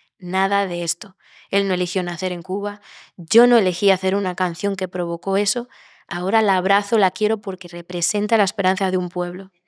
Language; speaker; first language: Spanish; native; Spanish